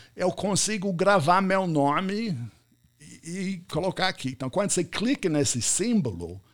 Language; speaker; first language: Portuguese; non-native, fluent; English